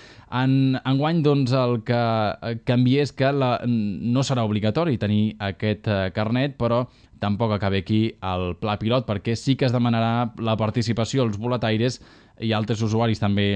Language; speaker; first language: Catalan; native; Catalan